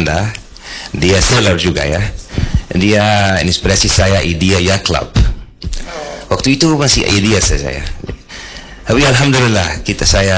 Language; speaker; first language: Indonesian; non-native, fluent; Arabic